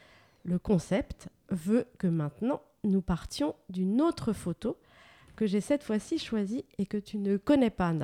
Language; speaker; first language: French; native; French